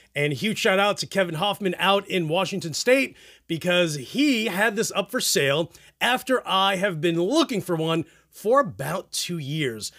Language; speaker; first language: English; early bilingual, other home language; Spanish